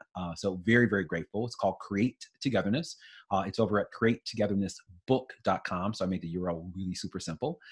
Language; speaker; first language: English; native; English